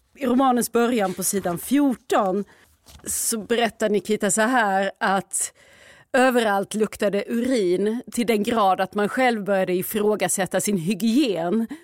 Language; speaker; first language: Swedish; native; Swedish